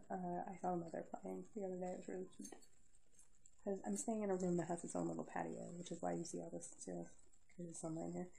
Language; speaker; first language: English; native; English